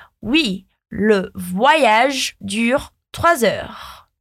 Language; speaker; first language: French; non-native, fluent; Portuguese